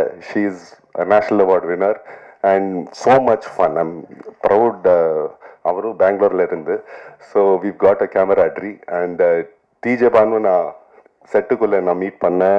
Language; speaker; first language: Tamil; non-native, local second language; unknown